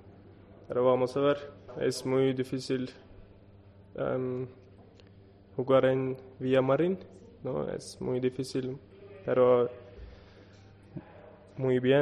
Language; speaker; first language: Spanish; non-native, learner; Turkish